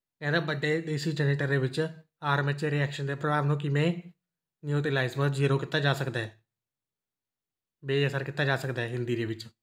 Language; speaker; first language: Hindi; non-native, local second language; Punjabi